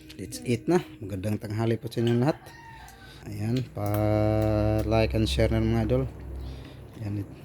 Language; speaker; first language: Filipino; non-native, local second language; Cebuano